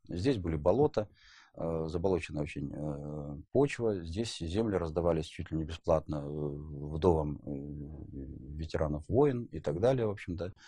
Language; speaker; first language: Russian; native; Russian